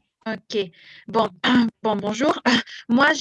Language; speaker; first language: French; non-native, fluent; Spanish